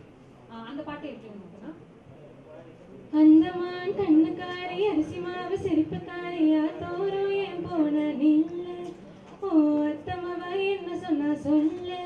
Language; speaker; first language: Tamil; native; Tamil